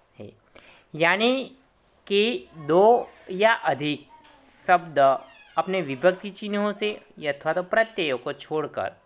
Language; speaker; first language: Hindi; non-native, local second language; Gujarati